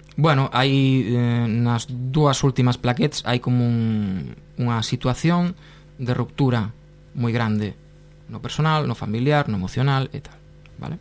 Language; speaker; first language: Galician; non-native, local second language; Spanish